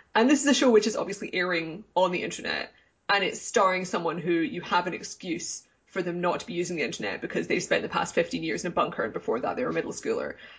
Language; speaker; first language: English; native; English